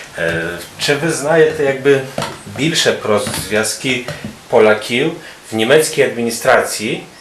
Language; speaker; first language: Ukrainian; early bilingual, heritage; Ukrainian